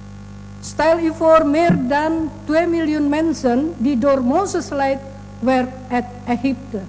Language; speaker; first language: Dutch; non-native, fluent; Indonesian